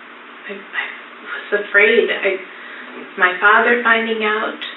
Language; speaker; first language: English; native; English